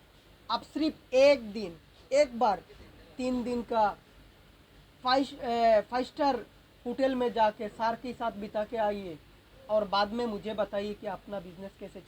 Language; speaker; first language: Hindi; non-native, local second language; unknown